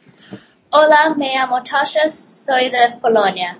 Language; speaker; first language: Spanish; non-native, learner; Polish